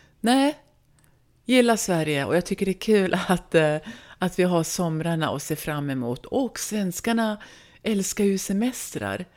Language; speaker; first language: Swedish; native; Swedish